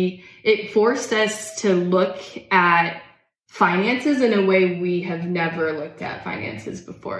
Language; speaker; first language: English; native; English